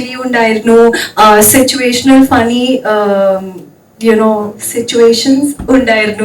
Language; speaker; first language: Malayalam; non-native, learner; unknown